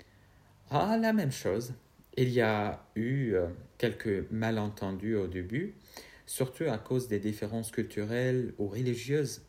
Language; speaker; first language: French; non-native, fluent; Arabic